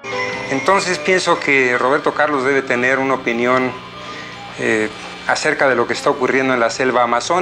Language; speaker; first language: Spanish; native; Spanish